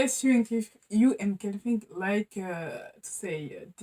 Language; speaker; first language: English; non-native, learner; French